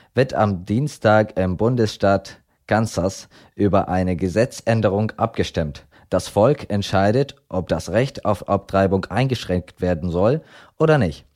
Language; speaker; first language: German; non-native, fluent; Arabic